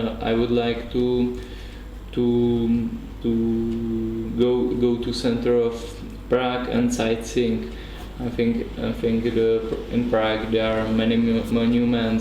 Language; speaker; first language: English; non-native, learner; Czech